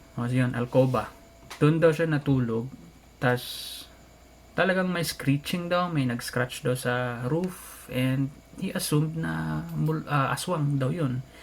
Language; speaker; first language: Filipino; non-native, local second language; Cebuano